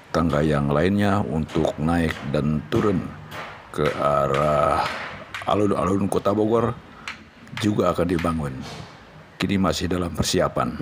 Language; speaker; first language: Indonesian; native; Indonesian